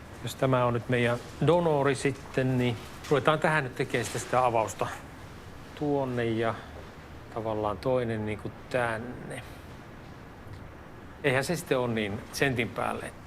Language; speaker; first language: Finnish; native; Finnish